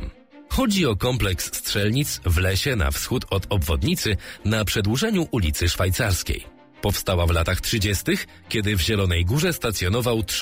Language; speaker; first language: Polish; native; Polish